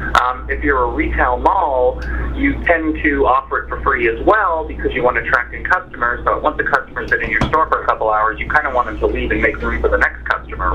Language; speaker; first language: English; native; English